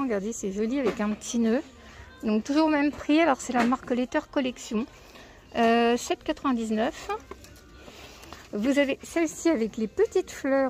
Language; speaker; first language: French; native; French